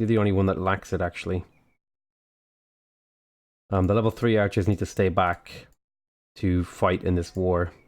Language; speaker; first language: English; native; English